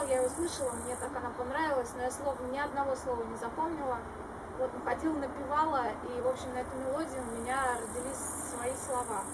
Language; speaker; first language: Russian; native; Russian